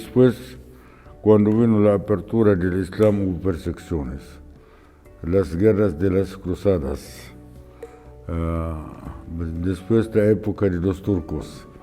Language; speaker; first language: Spanish; non-native, fluent; Arabic